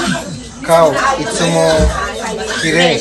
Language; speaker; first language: Japanese; non-native, learner; Filipino